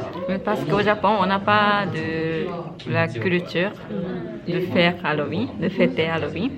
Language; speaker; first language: French; non-native, learner; Japanese